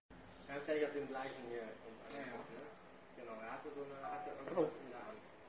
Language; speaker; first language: German; native; German